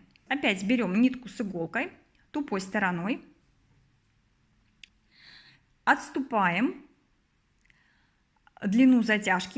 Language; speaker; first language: Russian; native; Russian